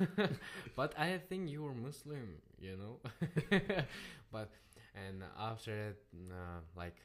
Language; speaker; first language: English; non-native, learner; Russian